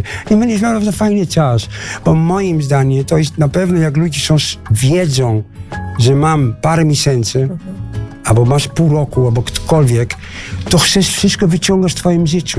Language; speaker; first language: Polish; non-native, fluent; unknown